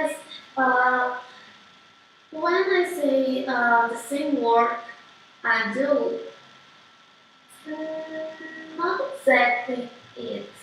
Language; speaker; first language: English; non-native, learner; Portuguese